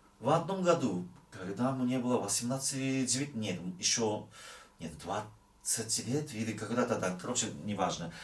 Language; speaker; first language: Russian; non-native, fluent; Japanese